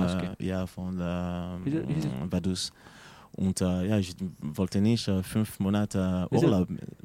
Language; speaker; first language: German; non-native, learner; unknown